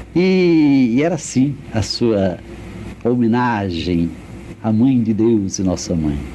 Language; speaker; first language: Portuguese; native; Portuguese